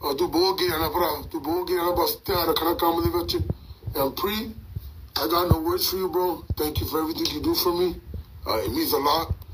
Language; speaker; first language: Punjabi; early bilingual, heritage; Punjabi